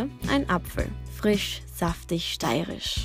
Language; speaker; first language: German; native; German